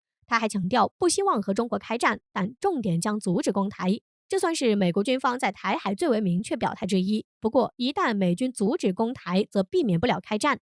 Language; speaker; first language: Chinese; native; Chinese